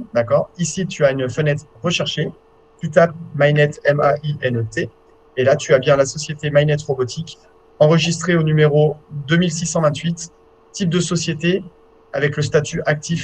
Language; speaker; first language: French; native; French